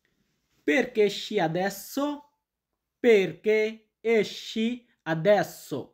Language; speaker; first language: Italian; non-native, fluent; Bangla